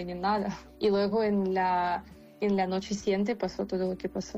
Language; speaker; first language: Spanish; non-native, fluent; Ukrainian